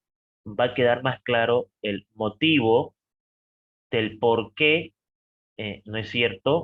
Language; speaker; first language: Spanish; native; Spanish